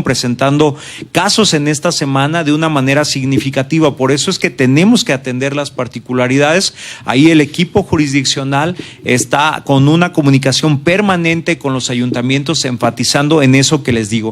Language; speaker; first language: Spanish; native; Spanish